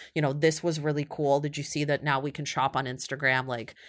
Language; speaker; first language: English; early bilingual, other home language; Russian